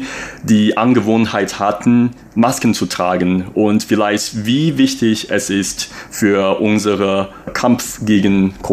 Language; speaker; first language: German; non-native, fluent; Chinese